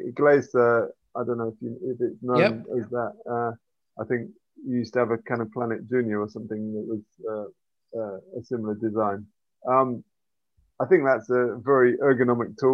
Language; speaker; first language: English; native; English